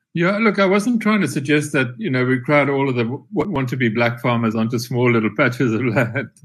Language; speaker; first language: English; native; English